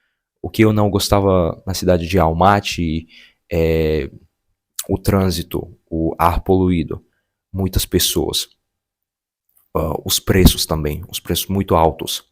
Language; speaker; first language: Portuguese; non-native, fluent; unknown